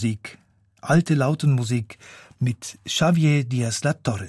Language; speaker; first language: German; native; German